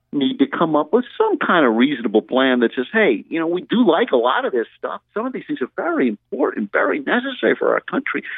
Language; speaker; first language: English; native; English